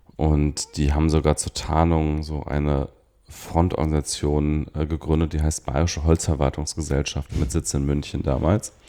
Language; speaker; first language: German; native; German